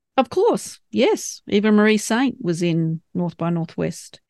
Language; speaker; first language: English; native; English